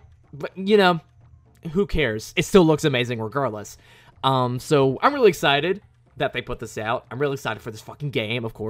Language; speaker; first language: English; native; English